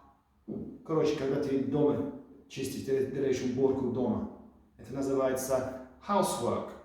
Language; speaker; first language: Russian; non-native, fluent; English